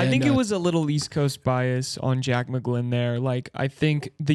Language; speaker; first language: English; native; English